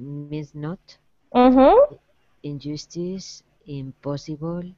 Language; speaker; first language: English; non-native, learner; Spanish